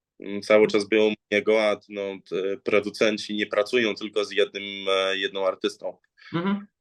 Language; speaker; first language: Polish; early bilingual, heritage; English